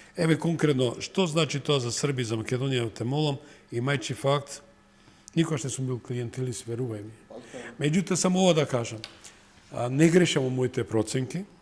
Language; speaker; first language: Macedonian; non-native, local second language; Serbian